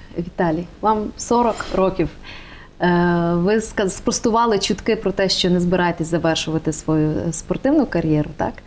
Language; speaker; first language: Ukrainian; native; Ukrainian